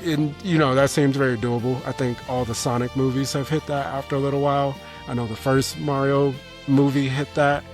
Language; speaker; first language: English; native; English